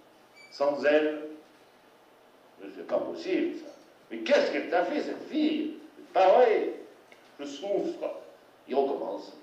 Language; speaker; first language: French; native; French